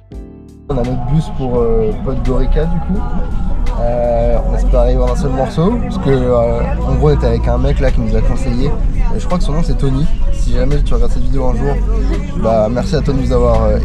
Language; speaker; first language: French; native; French